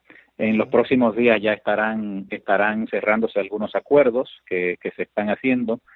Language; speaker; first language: Spanish; native; Spanish